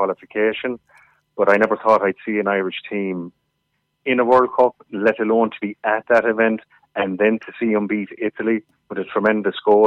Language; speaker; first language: English; native; English